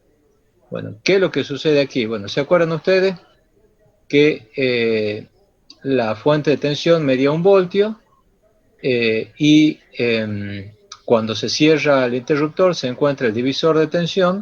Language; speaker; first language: Spanish; native; Spanish